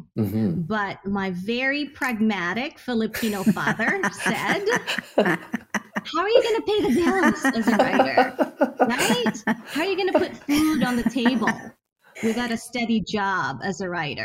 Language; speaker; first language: English; non-native, local second language; Hiligaynon